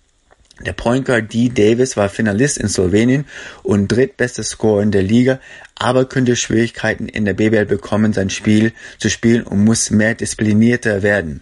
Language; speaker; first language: German; native; German